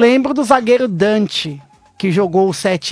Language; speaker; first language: Portuguese; native; Portuguese